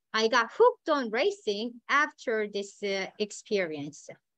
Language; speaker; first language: English; non-native, fluent; Korean